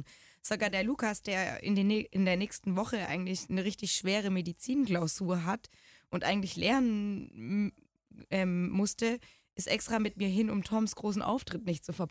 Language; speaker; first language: German; native; German